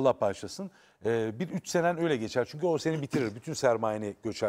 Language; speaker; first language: Turkish; native; Turkish